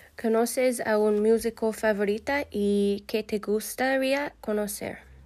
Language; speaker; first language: Spanish; non-native, learner; English